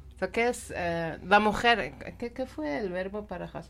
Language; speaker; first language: Spanish; non-native, learner; Persian